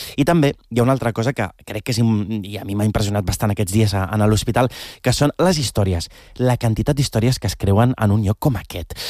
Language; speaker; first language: Catalan; early bilingual, other home language; Arabic